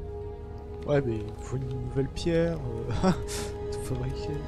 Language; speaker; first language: French; native; French